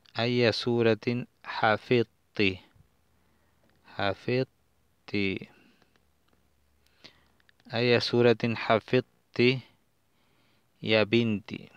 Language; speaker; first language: Arabic; non-native, fluent; Spanish